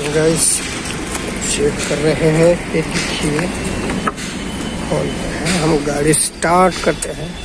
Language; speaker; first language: Hindi; non-native, local second language; Marathi